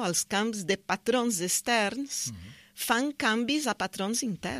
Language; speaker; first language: Catalan; non-native, fluent; Portuguese